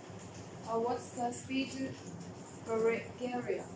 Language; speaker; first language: English; non-native, learner; Chinese